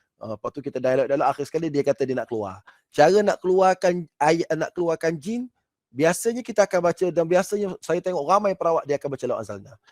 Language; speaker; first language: Malay; native; Malay